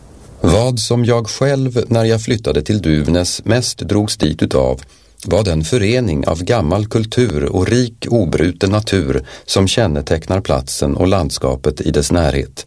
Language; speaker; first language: Swedish; native; Swedish